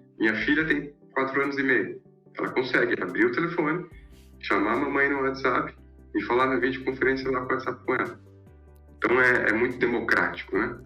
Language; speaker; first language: Portuguese; native; Portuguese